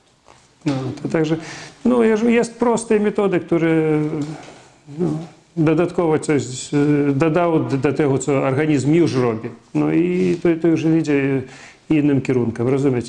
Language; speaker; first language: Polish; non-native, fluent; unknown